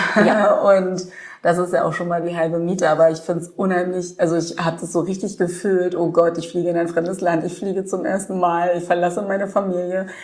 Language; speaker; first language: German; native; German